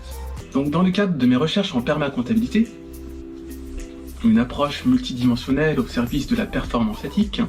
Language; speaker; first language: French; native; French